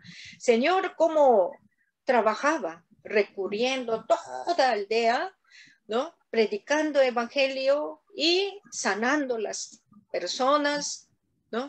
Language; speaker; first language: Spanish; non-native, learner; Korean